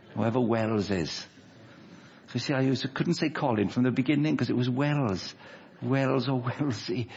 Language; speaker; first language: English; native; English